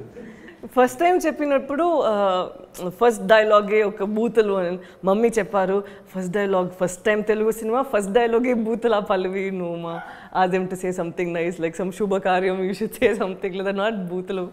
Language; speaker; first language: Telugu; non-native, learner; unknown